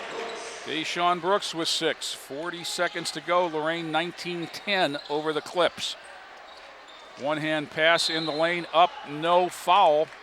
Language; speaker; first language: English; native; English